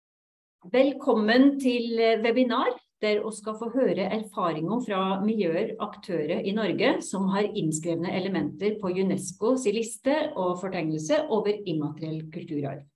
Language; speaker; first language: Norwegian; native; Norwegian